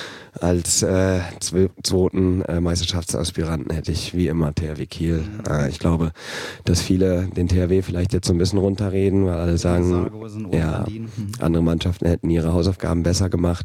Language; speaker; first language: German; native; German